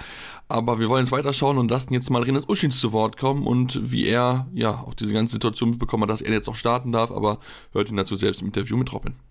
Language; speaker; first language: German; native; German